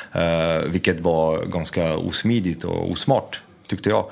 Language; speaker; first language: Swedish; non-native, fluent; French